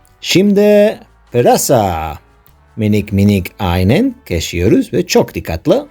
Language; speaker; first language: Turkish; non-native, learner; Spanish